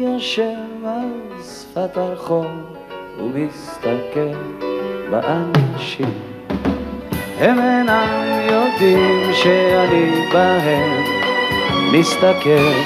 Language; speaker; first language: Hebrew; native; Hebrew